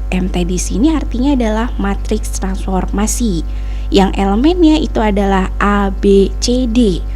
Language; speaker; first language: Indonesian; native; Indonesian